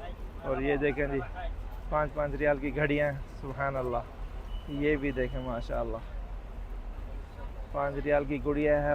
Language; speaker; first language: Hindi; native; Hindi